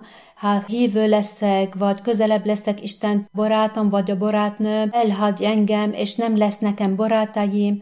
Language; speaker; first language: Hungarian; non-native, fluent; Arabic